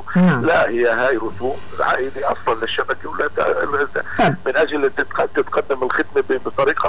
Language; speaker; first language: Arabic; native; Arabic